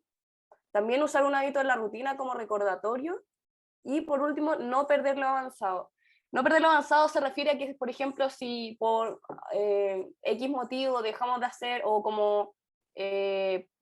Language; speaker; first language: Spanish; native; Spanish